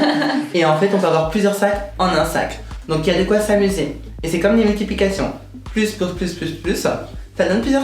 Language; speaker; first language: French; native; French